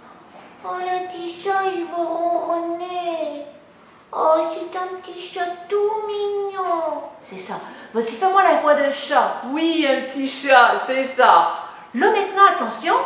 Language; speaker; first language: French; native; French